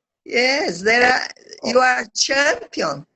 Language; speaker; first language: English; non-native, learner; Portuguese